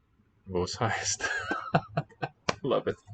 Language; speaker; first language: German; non-native, learner; English